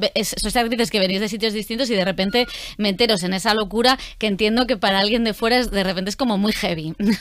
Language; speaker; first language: Spanish; native; Spanish